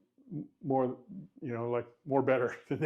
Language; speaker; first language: English; native; English